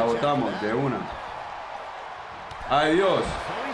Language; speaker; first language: Spanish; native; Spanish